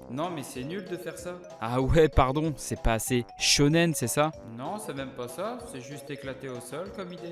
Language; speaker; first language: French; native; French